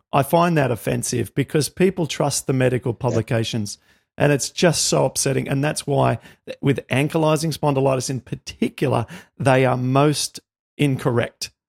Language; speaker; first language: English; native; English